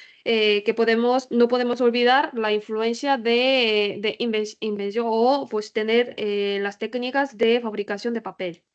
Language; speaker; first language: Spanish; non-native, learner; Korean